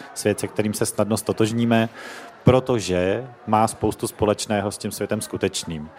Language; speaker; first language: Czech; native; Czech